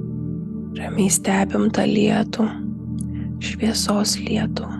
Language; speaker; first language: Lithuanian; native; Lithuanian